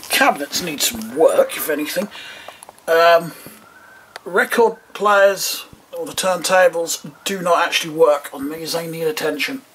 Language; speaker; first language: English; native; English